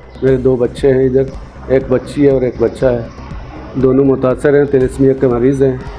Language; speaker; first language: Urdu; non-native, local second language; Baluchi